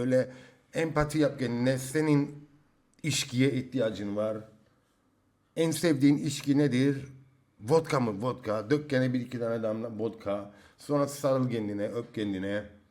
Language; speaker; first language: Turkish; early bilingual, heritage; Turkish